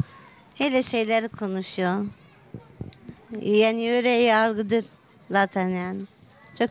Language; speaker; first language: Turkish; early bilingual, heritage; Turkish